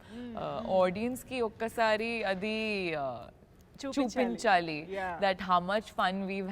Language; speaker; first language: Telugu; non-native, learner; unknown